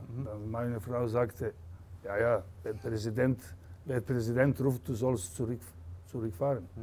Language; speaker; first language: German; non-native, fluent; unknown